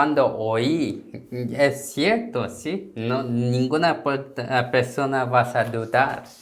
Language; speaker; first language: Spanish; non-native, learner; Korean